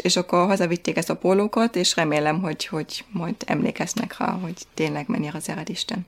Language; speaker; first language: Hungarian; non-native, fluent; German